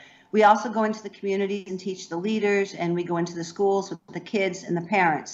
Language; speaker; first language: English; native; English